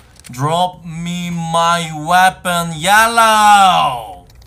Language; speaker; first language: English; non-native, learner; Korean